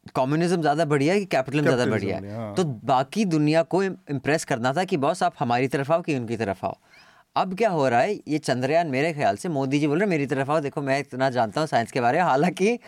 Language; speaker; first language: Hindi; native; Hindi